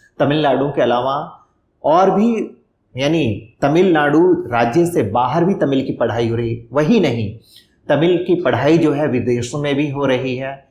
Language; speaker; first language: Hindi; non-native, local second language; Bhojpuri